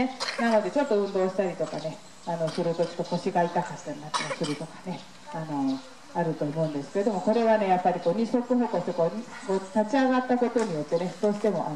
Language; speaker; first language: Japanese; native; Japanese